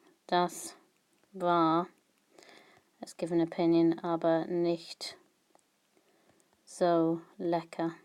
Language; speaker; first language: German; non-native, fluent; English